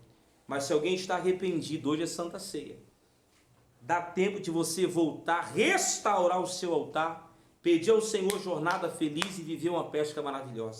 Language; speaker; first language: Portuguese; native; Portuguese